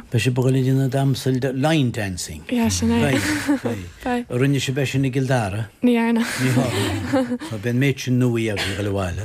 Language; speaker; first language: Irish; native; Irish